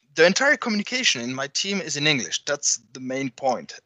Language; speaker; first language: English; non-native, fluent; French